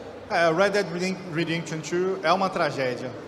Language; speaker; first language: Portuguese; native; Portuguese